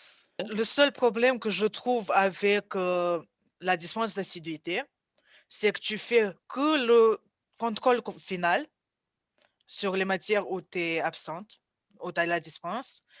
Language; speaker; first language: French; non-native, fluent; Russian